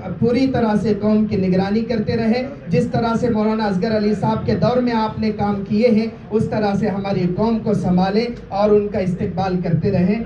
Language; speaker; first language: Urdu; native; Urdu